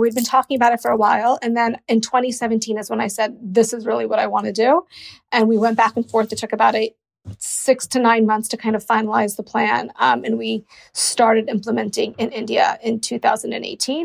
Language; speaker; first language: English; native; English